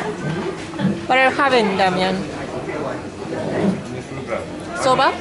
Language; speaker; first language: English; non-native, fluent; Japanese